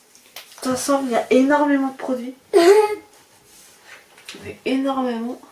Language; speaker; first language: French; native; French